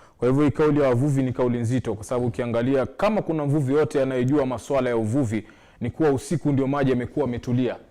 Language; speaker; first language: Swahili; native; Swahili